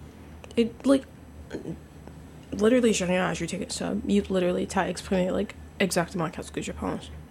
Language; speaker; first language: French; non-native, local second language; English